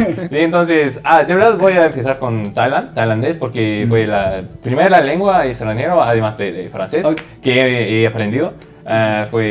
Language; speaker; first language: Spanish; non-native, fluent; English